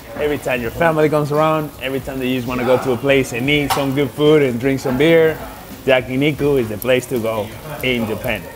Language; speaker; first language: English; non-native, fluent; Spanish